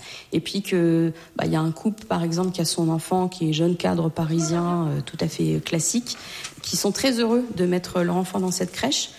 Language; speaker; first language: French; native; French